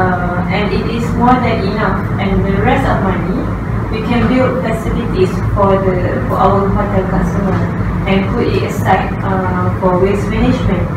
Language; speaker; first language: English; non-native, local second language; Malay